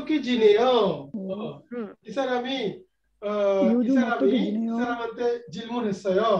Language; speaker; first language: Korean; non-native, learner; Bangla